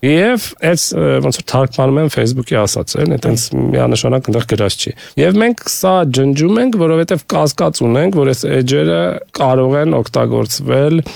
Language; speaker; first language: Armenian; native; Armenian